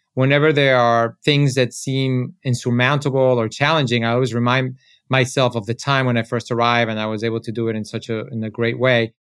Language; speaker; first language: English; early bilingual, other home language; Spanish